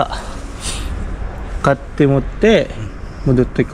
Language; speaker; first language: Japanese; non-native, learner; Filipino